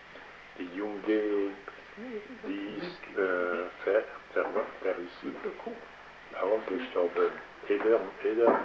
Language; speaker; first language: German; non-native, learner; French